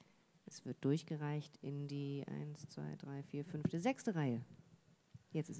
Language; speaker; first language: German; native; German